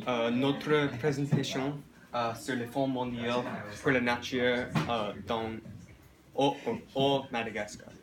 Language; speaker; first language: French; non-native, learner; English